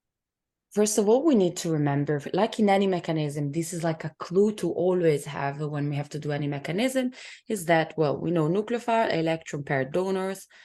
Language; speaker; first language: English; non-native, fluent; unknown